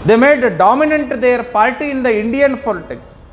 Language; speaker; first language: English; non-native, local second language; Kannada